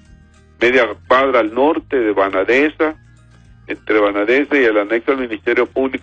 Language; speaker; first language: Spanish; native; Spanish